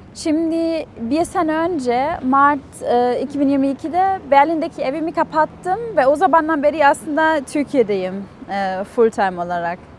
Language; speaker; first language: Turkish; non-native, fluent; German